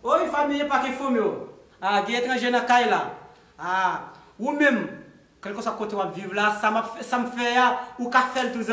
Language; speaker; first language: Portuguese; non-native, learner; Haitian Creole